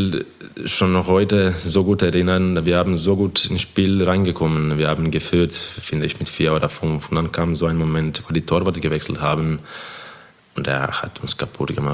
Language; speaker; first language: German; non-native, fluent; Croatian